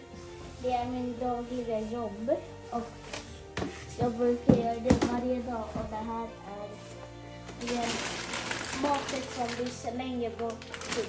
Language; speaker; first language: Swedish; early bilingual, other home language; Sinhala